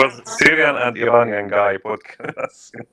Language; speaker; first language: English; non-native, learner; Arabic